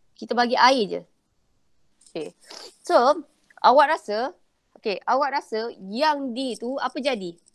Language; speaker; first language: Malay; native; Malay